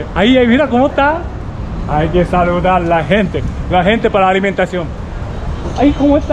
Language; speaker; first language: Spanish; non-native, learner; Japanese